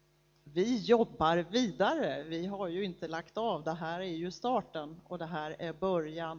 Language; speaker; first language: Swedish; native; Swedish